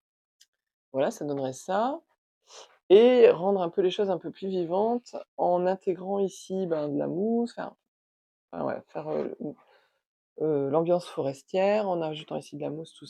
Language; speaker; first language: French; native; French